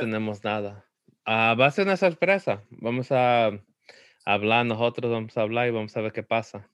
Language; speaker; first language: Spanish; early bilingual, heritage; Spanish